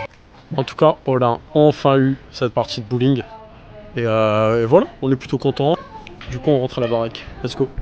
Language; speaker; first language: French; native; French